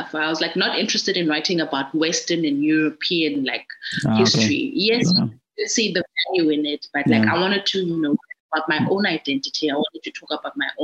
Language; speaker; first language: English; non-native, local second language; Xhosa